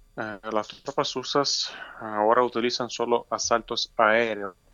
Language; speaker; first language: Spanish; non-native, fluent; Ukrainian